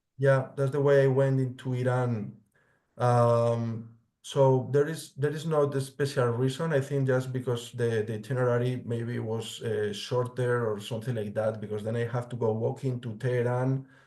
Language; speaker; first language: English; non-native, fluent; Spanish